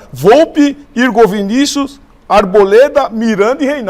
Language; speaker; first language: Portuguese; native; Portuguese